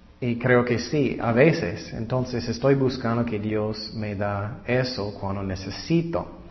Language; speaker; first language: Spanish; non-native, fluent; English